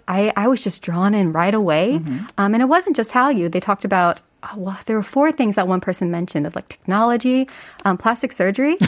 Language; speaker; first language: English; native; English